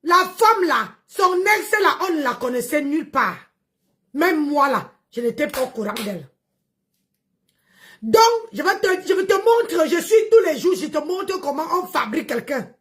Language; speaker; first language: French; non-native, local second language; Lingala